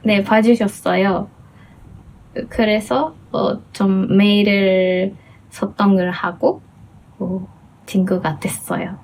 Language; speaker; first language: Korean; non-native, fluent; Japanese